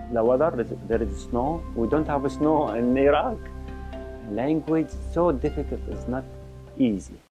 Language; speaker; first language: English; non-native, learner; Arabic